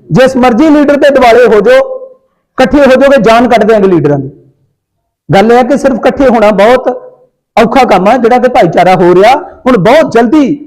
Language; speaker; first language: Punjabi; native; Punjabi